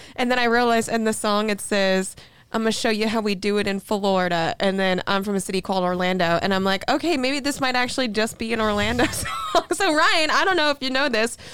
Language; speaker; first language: English; native; English